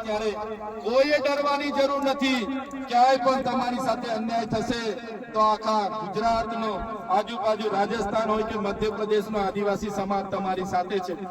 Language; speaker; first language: Gujarati; non-native, local second language; Vasavi